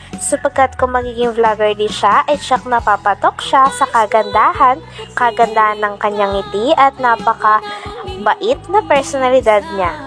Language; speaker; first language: Filipino; native; Filipino